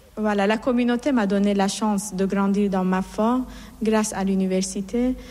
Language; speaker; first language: French; non-native, fluent; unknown